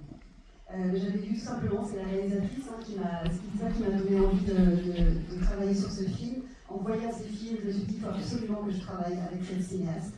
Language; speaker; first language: French; native; French